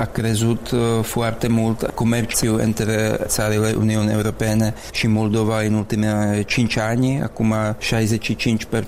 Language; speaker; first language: Romanian; non-native, learner; Czech